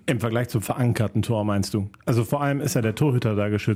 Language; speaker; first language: German; native; German